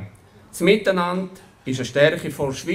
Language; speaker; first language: German; native; German